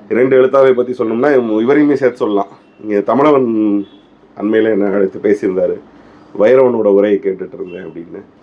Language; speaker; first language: Tamil; native; Tamil